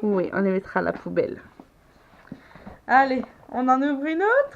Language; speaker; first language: French; native; French